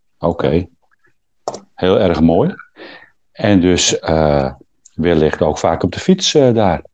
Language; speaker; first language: Dutch; native; Dutch